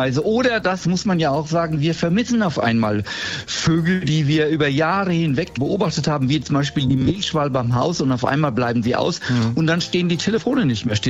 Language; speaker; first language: German; native; German